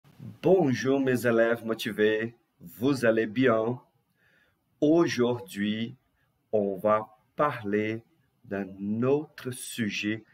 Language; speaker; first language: French; non-native, fluent; Portuguese